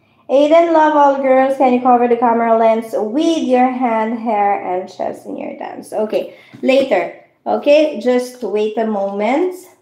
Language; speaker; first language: English; non-native, local second language; Filipino